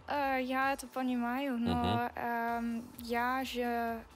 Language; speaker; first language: Russian; non-native, learner; Dutch